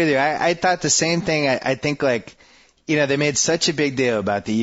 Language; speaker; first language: English; native; English